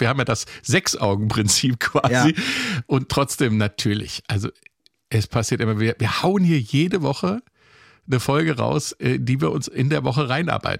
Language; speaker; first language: German; native; German